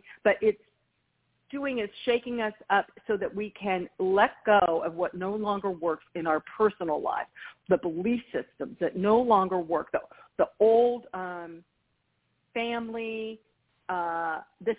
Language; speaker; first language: English; native; English